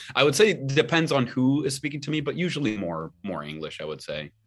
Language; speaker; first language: English; early bilingual, other home language; Spanish